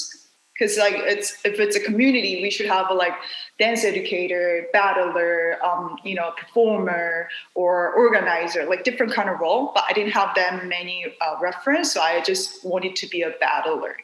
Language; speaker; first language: English; non-native, fluent; Korean